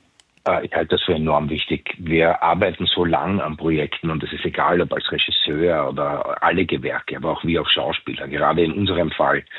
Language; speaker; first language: German; native; German